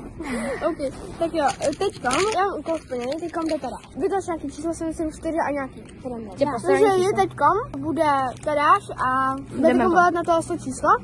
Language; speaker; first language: Czech; native; Czech